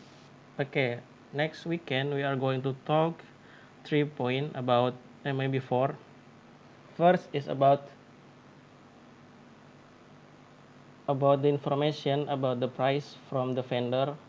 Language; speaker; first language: English; non-native, learner; Indonesian